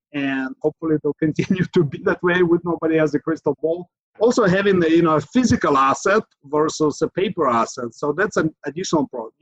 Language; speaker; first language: English; non-native, fluent; Ukrainian